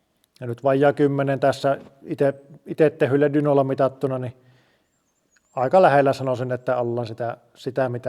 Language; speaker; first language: Finnish; native; Finnish